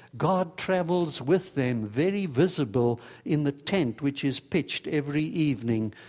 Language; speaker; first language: English; native; English